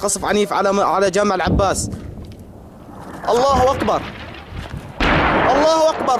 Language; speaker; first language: Arabic; native; Arabic